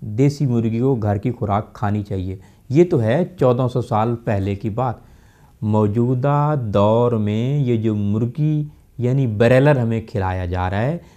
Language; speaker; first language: Urdu; non-native, local second language; Punjabi